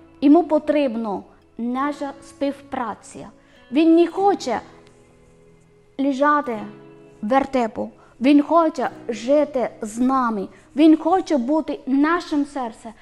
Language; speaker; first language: Ukrainian; non-native, learner; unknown